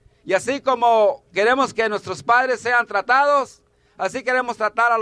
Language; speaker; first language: Spanish; early bilingual, heritage; Spanish